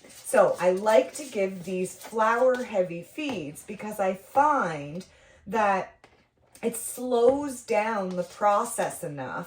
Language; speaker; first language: English; native; English